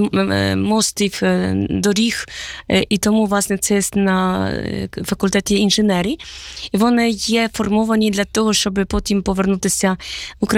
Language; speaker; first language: Polish; non-native, learner; Ukrainian